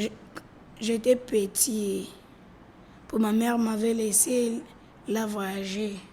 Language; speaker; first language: French; non-native, learner; Lingala